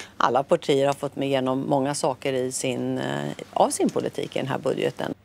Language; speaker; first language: Swedish; native; Swedish